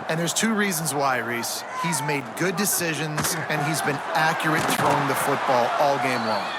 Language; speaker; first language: English; native; English